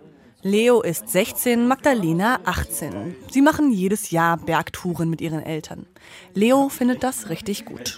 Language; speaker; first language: German; native; German